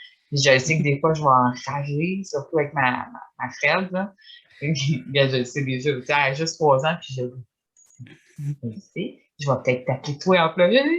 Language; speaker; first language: French; native; French